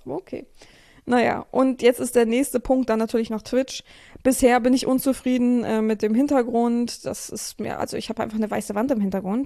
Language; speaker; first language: German; native; German